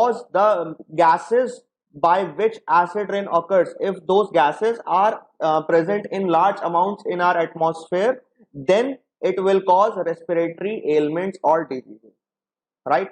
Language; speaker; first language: English; non-native, local second language; Hindi